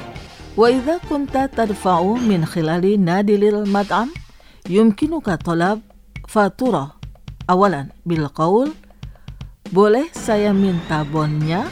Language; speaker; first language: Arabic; non-native, fluent; Indonesian